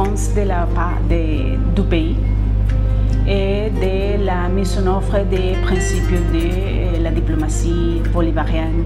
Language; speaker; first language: French; non-native, fluent; Spanish